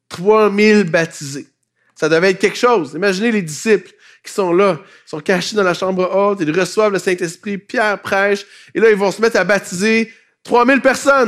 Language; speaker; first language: French; native; French